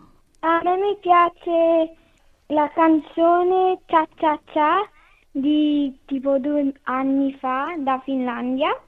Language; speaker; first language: Italian; early bilingual, heritage; Italian